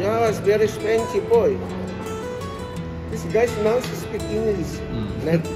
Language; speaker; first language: English; non-native, learner; Filipino